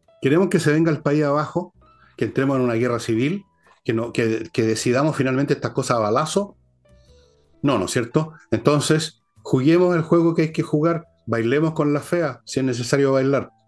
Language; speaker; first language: Spanish; native; Spanish